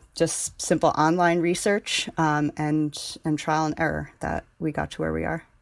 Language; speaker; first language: English; native; English